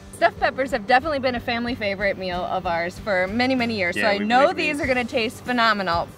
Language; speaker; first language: English; native; English